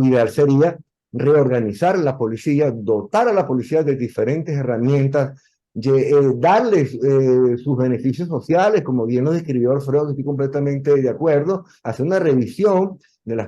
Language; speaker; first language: Spanish; native; Spanish